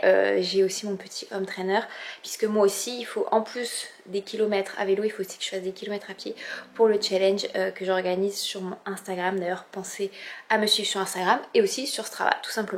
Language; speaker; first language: French; native; French